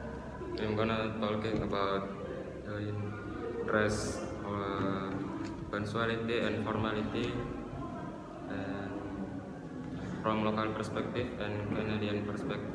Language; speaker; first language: English; non-native, learner; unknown